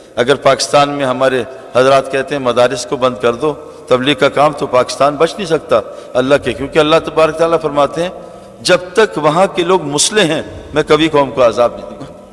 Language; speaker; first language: Urdu; native; Urdu